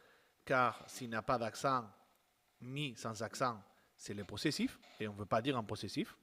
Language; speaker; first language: French; non-native, fluent; Spanish